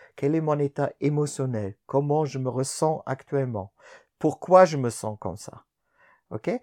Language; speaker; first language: French; non-native, fluent; German